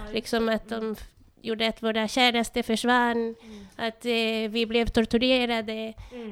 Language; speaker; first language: Swedish; non-native, fluent; Spanish